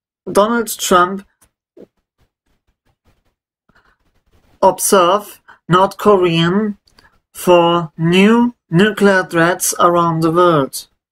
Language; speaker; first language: English; non-native, learner; German